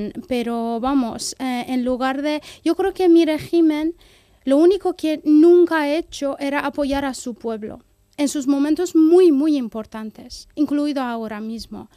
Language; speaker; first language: Spanish; non-native, fluent; Persian